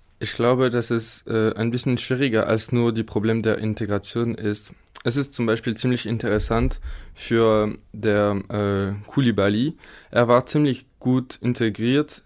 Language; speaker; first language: German; non-native, fluent; French